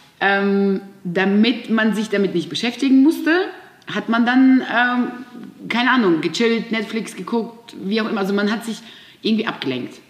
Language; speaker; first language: German; non-native, fluent; Russian